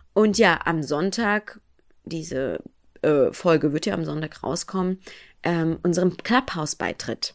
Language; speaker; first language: German; early bilingual, other home language; Persian